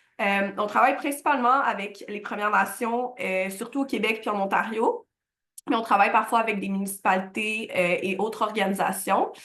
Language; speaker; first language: French; native; French